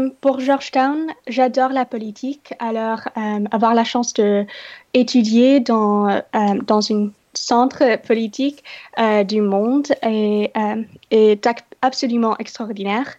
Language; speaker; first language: French; non-native, learner; English